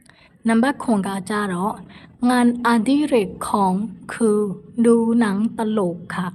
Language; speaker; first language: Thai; non-native, fluent; Burmese